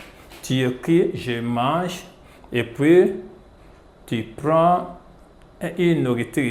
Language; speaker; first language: French; non-native, fluent; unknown